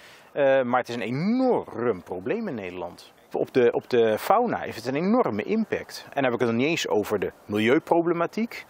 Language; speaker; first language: Dutch; native; Dutch